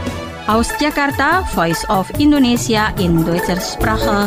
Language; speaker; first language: German; non-native, fluent; Indonesian